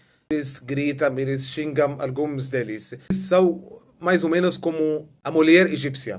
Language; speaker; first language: Portuguese; non-native, fluent; Arabic